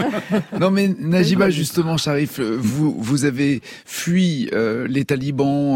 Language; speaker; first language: French; native; French